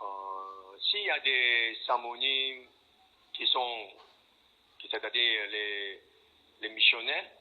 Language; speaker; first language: French; non-native, fluent; Korean